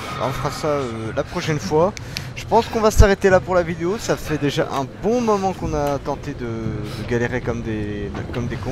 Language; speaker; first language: French; native; French